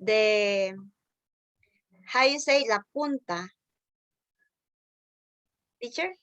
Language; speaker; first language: English; non-native, learner; Spanish